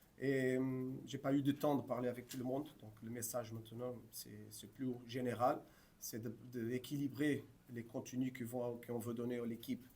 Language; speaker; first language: French; non-native, fluent; Portuguese